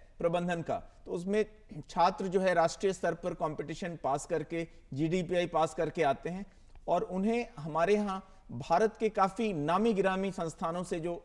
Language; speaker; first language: Hindi; native; Hindi